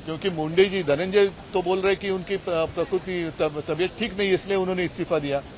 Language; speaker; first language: Hindi; non-native, local second language; Marathi